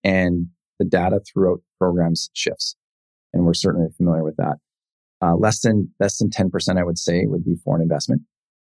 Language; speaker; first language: English; native; English